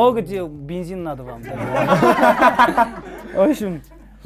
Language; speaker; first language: Russian; non-native, learner; Kazakh